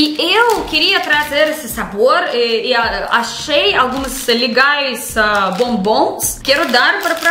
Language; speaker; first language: Portuguese; non-native, learner; Russian